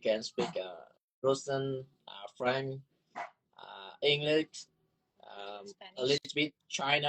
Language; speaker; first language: English; non-native, learner; Vietnamese